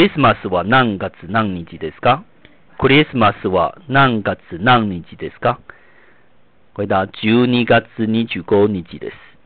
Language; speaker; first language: Japanese; non-native, fluent; Chinese